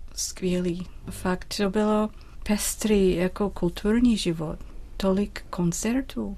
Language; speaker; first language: Czech; non-native, fluent; English